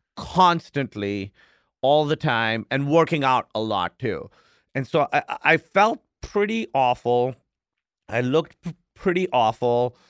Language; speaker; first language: English; non-native, local second language; Urdu